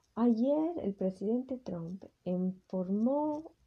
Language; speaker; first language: Spanish; early bilingual, heritage; Spanish